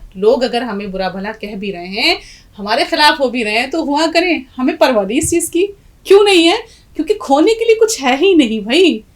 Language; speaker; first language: Urdu; native; Urdu